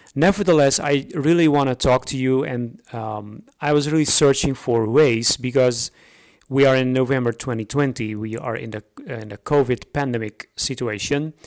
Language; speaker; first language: English; non-native, fluent; Dutch